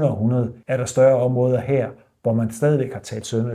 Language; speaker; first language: Danish; native; Danish